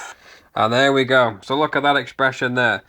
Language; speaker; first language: English; native; English